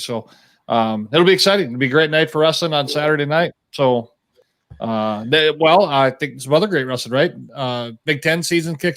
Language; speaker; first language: English; native; English